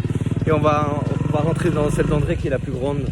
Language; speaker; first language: French; native; French